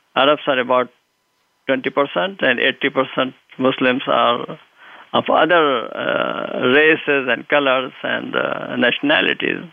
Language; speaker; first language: English; non-native, local second language; Urdu